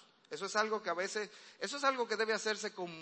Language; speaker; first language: Spanish; native; Spanish